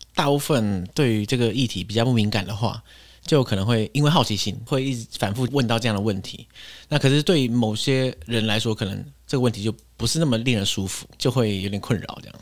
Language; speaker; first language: Chinese; native; Chinese